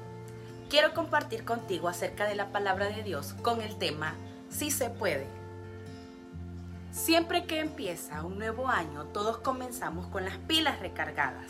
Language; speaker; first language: Spanish; native; Spanish